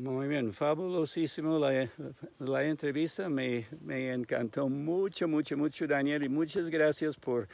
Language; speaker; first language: Spanish; non-native, fluent; English